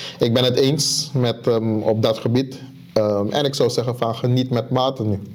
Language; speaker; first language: Dutch; native; Dutch